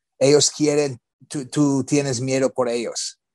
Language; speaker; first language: Spanish; non-native, learner; English